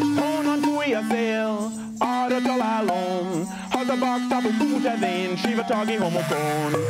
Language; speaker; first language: Hungarian; non-native, fluent; English